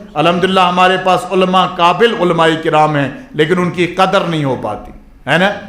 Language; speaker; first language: Urdu; non-native, local second language; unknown